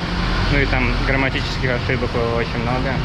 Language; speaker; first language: Russian; native; Russian